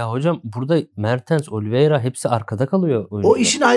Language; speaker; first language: Turkish; native; Turkish